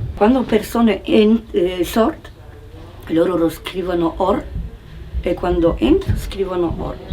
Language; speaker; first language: Italian; non-native, learner; Polish